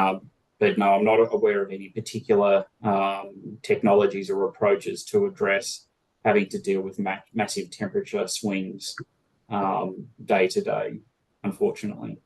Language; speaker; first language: English; native; English